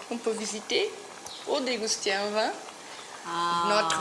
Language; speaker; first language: French; non-native, learner; Portuguese